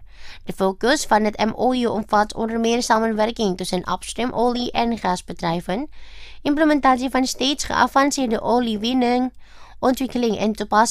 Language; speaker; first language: Dutch; non-native, learner; Indonesian